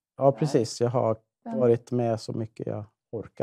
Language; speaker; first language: Swedish; native; Swedish